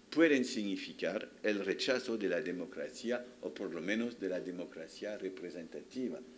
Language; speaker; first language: Spanish; non-native, fluent; French